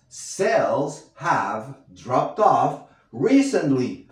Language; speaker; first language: English; non-native, fluent; Spanish